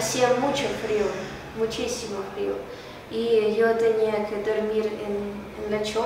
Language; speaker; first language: Spanish; non-native, learner; Ukrainian